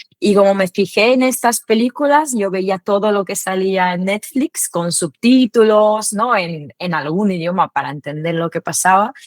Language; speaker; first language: Spanish; non-native, fluent; Ukrainian